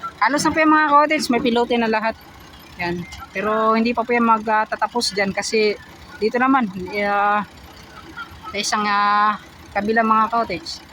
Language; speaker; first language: Filipino; non-native, local second language; Cebuano